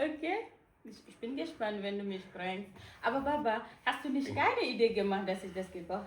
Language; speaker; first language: German; non-native, learner; French